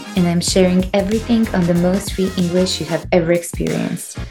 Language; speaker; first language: English; non-native, fluent; Croatian